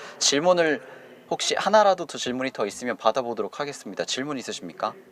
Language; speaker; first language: Korean; native; Korean